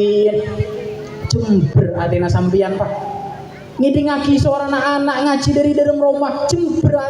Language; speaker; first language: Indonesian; non-native, local second language; Madurese